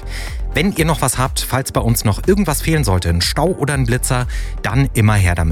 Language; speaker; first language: German; native; German